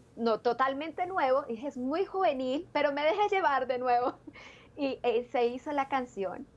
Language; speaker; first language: Spanish; native; Spanish